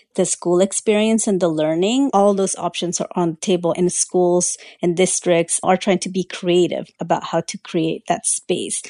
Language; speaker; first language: English; early bilingual, other home language; Spanish